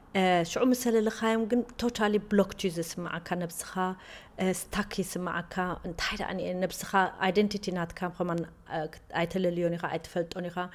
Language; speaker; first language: Tigrinya; native; Tigrinya